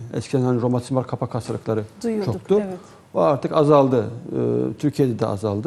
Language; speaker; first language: Turkish; native; Turkish